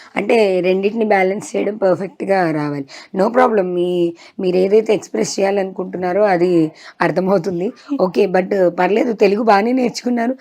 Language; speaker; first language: Telugu; native; Telugu